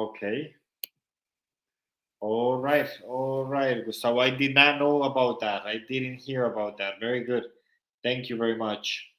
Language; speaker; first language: English; non-native, fluent; Spanish